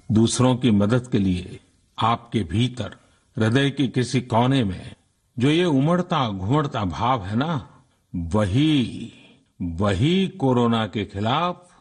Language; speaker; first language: Hindi; non-native, local second language; Gujarati